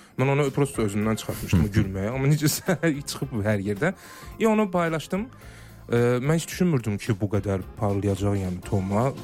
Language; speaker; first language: Azerbaijani; native; Azerbaijani